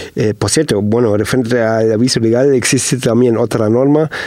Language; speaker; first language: Spanish; non-native, fluent; German